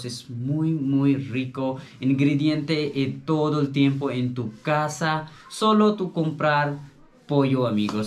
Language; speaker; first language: Spanish; non-native, learner; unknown